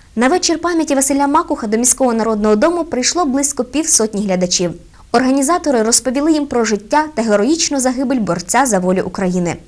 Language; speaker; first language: Ukrainian; native; Ukrainian